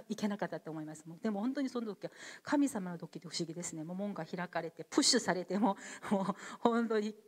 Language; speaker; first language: Japanese; non-native, fluent; Korean